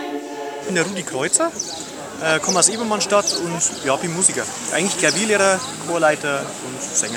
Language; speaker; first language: German; native; German